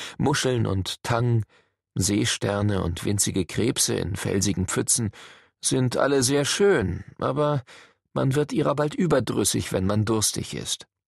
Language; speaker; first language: German; native; German